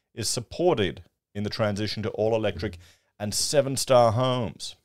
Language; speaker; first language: English; native; English